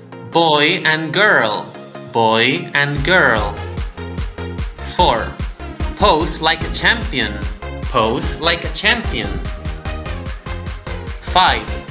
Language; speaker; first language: English; non-native, fluent; Spanish